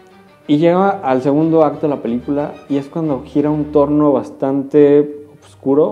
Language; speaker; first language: Spanish; native; Spanish